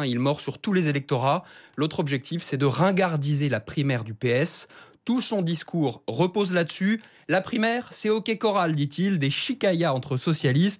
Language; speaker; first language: French; native; French